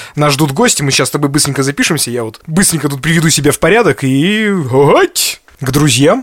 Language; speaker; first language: Russian; native; Russian